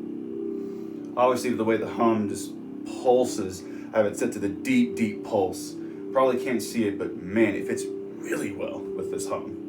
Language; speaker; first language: English; native; English